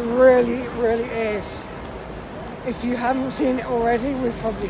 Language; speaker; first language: English; native; English